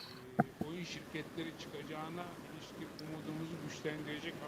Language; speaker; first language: Turkish; native; Turkish